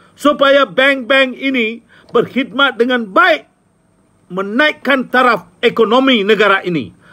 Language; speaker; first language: Malay; non-native, local second language; Tamil